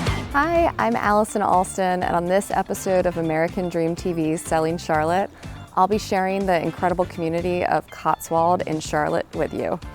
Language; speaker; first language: English; native; English